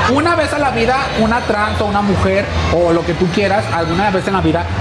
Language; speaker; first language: Spanish; native; Spanish